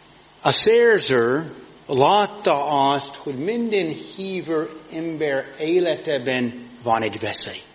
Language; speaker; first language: Hungarian; non-native, learner; English